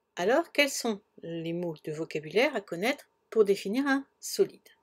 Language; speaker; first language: French; native; French